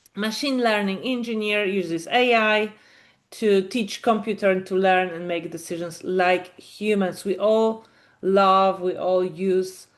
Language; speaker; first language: English; non-native, fluent; Polish